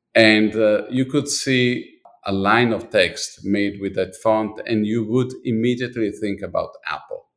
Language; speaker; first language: English; non-native, fluent; Italian